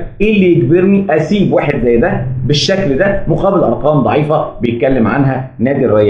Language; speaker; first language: Arabic; native; Arabic